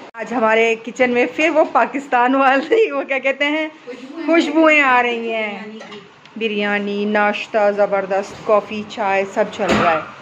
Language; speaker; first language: Urdu; non-native, local second language; Baluchi